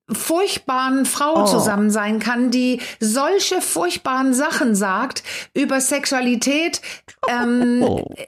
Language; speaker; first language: German; non-native, fluent; Danish